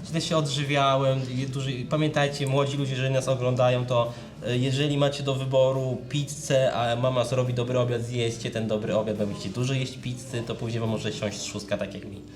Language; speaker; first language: Polish; native; Polish